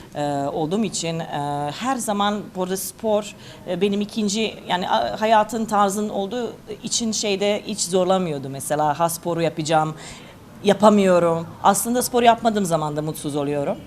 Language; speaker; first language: Turkish; non-native, fluent; Serbian